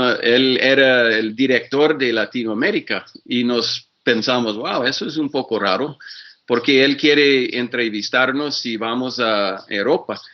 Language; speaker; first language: Spanish; non-native, fluent; English